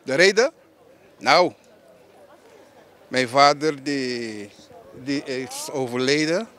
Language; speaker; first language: Dutch; non-native, local second language; Papiamento